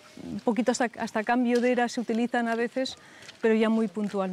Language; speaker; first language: Spanish; non-native, local second language; Catalan